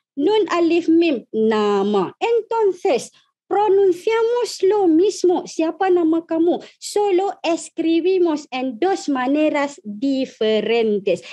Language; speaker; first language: Spanish; non-native, fluent; Malay